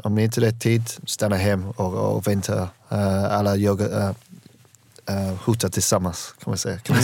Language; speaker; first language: Swedish; non-native, learner; English